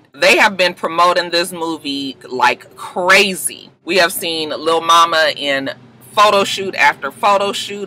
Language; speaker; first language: English; native; English